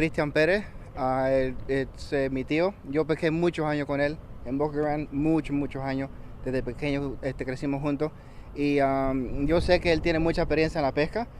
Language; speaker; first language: Spanish; early bilingual, other home language; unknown